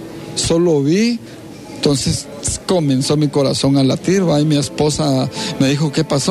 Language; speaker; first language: Spanish; native; Spanish